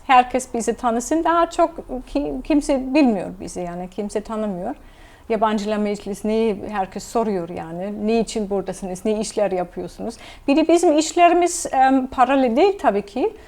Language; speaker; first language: Turkish; non-native, fluent; German